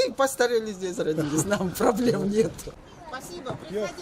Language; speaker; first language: Russian; non-native, local second language; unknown